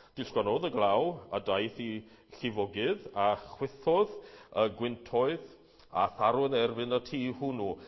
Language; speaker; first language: Welsh; native; Welsh